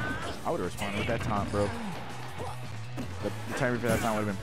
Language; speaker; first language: English; native; English